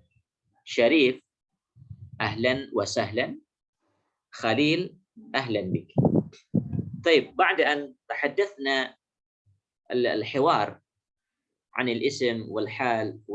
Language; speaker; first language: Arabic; non-native, fluent; Indonesian